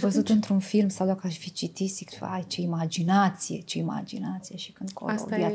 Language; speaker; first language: Romanian; native; Romanian